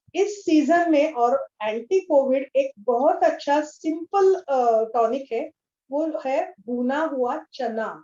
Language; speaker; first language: Hindi; non-native, local second language; Marathi